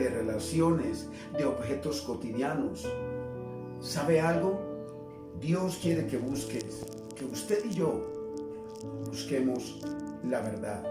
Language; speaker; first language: Spanish; native; Spanish